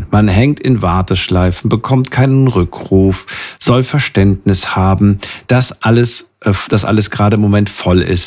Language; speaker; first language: German; native; German